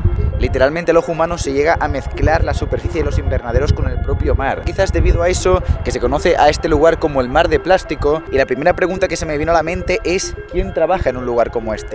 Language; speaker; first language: Spanish; native; Spanish